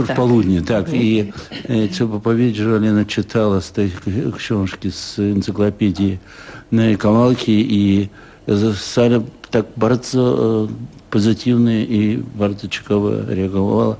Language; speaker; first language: Polish; non-native, fluent; Russian